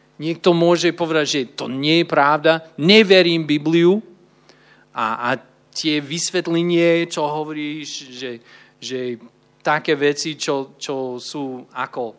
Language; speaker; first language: Slovak; non-native, fluent; English